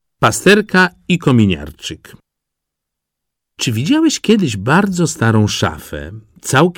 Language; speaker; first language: Polish; native; Polish